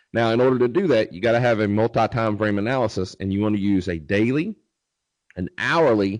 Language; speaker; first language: English; native; English